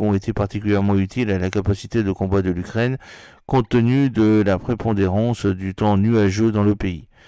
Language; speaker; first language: French; native; French